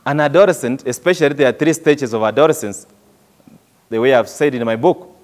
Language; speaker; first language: English; non-native, local second language; Swahili